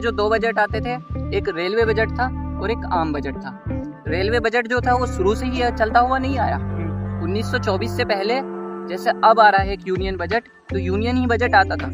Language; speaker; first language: Hindi; native; Hindi